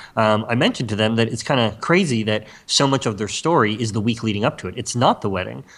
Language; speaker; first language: English; native; English